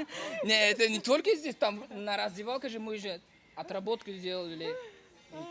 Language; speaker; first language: Russian; non-native, fluent; Uzbek